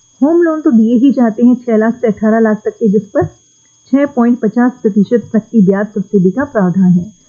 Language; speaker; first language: Hindi; native; Hindi